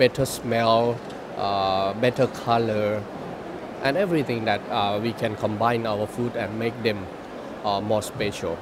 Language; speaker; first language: English; non-native, learner; Thai